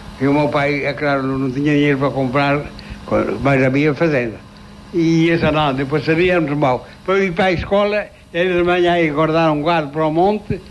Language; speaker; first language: Portuguese; native; Portuguese